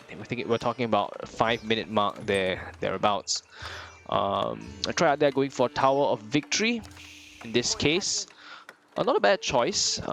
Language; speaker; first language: English; native; English